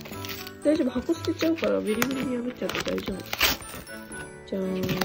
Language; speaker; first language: Japanese; native; Japanese